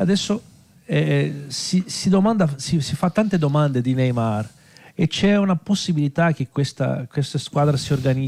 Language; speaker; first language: Italian; non-native, fluent; Portuguese